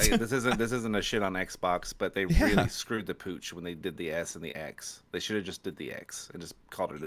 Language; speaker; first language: English; native; English